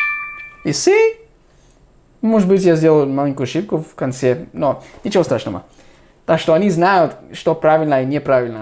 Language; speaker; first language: Russian; non-native, fluent; English